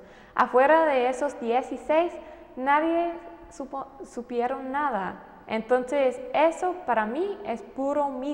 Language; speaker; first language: Spanish; non-native, fluent; English